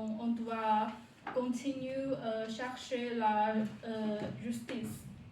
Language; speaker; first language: French; non-native, learner; Chinese